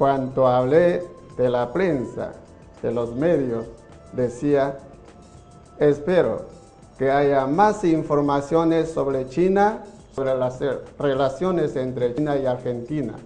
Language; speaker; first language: Spanish; non-native, fluent; Chinese